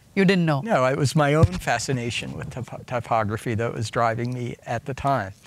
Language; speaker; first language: English; native; English